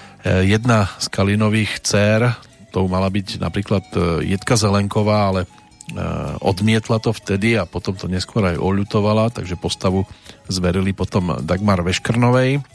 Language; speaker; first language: Slovak; native; Slovak